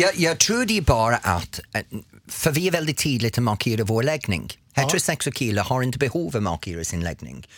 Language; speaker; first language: Swedish; non-native, fluent; English